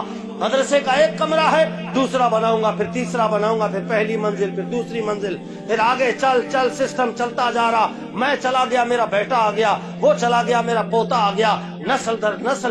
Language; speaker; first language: Urdu; native; Urdu